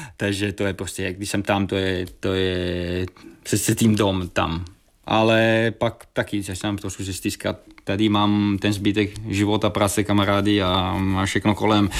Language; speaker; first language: Czech; non-native, fluent; Italian